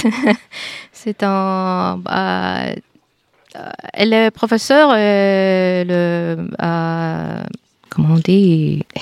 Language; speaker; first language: French; non-native, learner; Greek